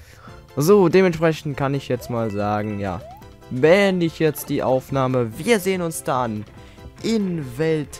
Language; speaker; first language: German; native; German